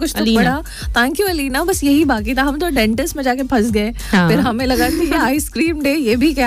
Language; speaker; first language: Hindi; native; Hindi